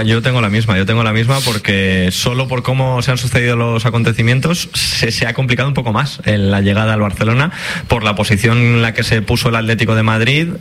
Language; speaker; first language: Spanish; native; Spanish